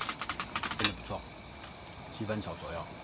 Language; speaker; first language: Chinese; native; Chinese